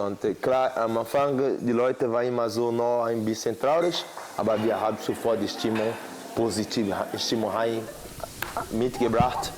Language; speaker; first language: German; non-native, fluent; Portuguese